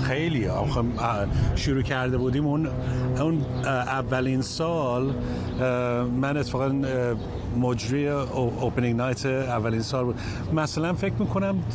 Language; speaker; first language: Persian; early bilingual, heritage; English